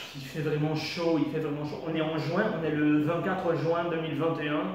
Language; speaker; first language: French; non-native, local second language; Arabic